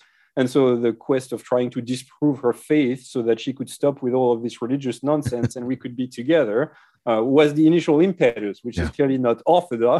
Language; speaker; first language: English; non-native, fluent; French